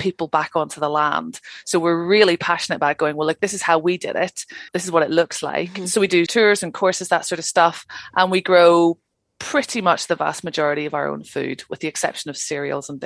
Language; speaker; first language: English; native; English